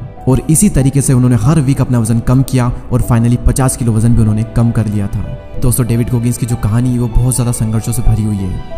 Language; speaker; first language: Hindi; native; Hindi